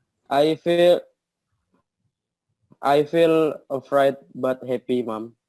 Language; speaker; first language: English; non-native, learner; Indonesian